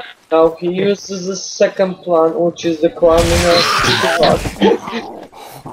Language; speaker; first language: English; non-native, learner; Turkish